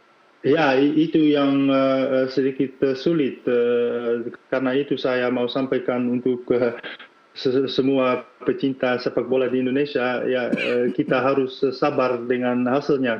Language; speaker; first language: Indonesian; non-native, fluent; Dutch